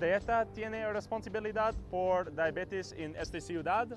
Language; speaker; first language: Spanish; non-native, learner; English